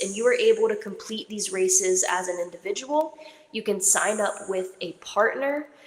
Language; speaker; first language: English; native; English